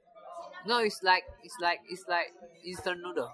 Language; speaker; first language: English; non-native, fluent; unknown